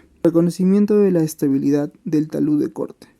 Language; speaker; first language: Spanish; native; Spanish